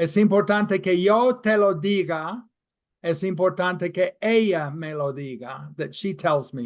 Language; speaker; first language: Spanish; non-native, fluent; English